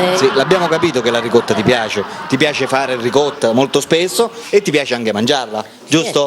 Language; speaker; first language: Italian; native; Italian